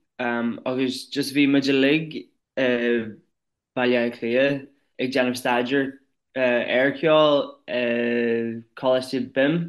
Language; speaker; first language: Irish; non-native, local second language; English